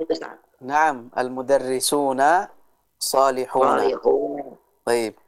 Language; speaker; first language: Arabic; non-native, fluent; Indonesian